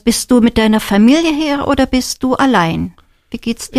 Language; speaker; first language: German; native; German